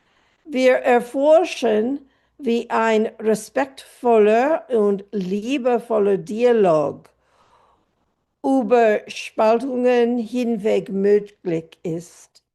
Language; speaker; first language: German; non-native, fluent; English